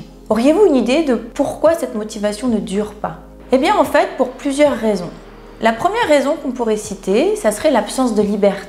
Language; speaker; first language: French; native; French